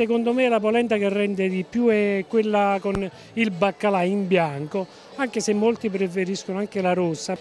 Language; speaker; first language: Italian; native; Italian